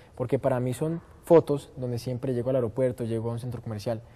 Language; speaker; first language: Spanish; native; Spanish